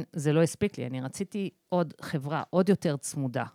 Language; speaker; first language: Hebrew; early bilingual, other home language; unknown